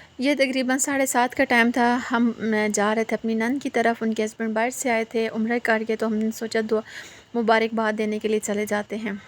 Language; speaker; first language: Urdu; non-native, local second language; Northern Hindko